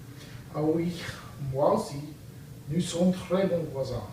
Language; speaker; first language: French; non-native, learner; English